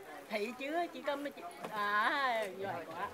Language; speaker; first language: Vietnamese; native; Vietnamese